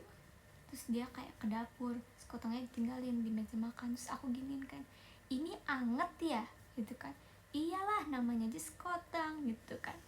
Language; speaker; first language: Indonesian; native; Indonesian